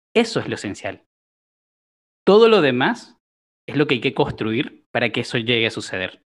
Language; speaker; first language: Spanish; native; Spanish